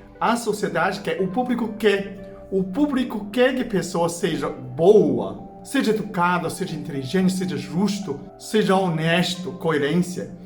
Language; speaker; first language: Portuguese; non-native, fluent; Chinese